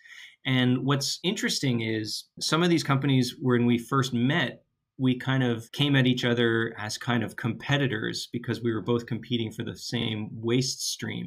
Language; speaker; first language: English; native; English